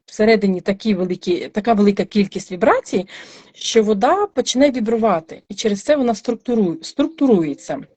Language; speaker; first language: Ukrainian; native; Ukrainian